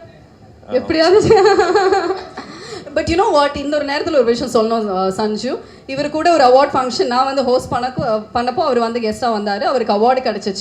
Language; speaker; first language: Tamil; native; Tamil